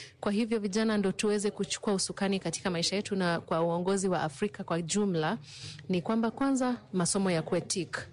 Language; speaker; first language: Swahili; non-native, local second language; Luo (Kenya and Tanzania)